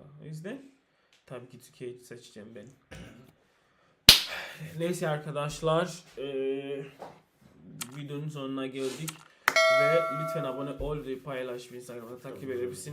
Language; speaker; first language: Turkish; non-native, learner; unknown